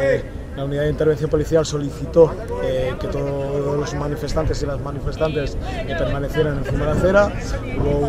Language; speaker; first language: Spanish; native; Spanish